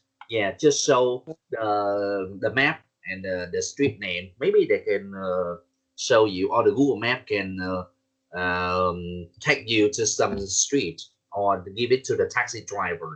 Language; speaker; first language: English; non-native, learner; Vietnamese